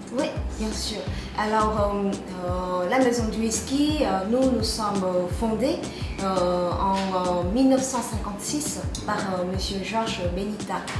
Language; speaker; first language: French; non-native, fluent; Vietnamese